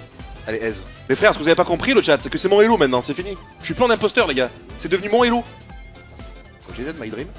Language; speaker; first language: French; native; French